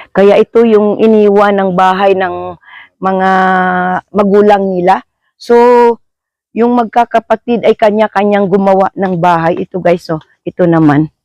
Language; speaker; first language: Filipino; non-native, local second language; Hiligaynon